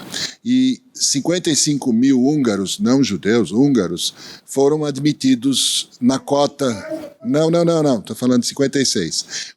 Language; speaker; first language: Portuguese; early bilingual, other home language; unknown